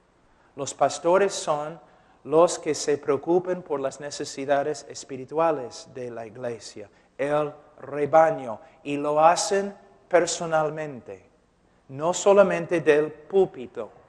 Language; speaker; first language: Spanish; non-native, fluent; English